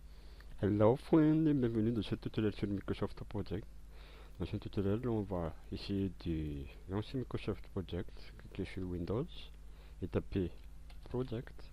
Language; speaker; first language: French; non-native, local second language; Malagasy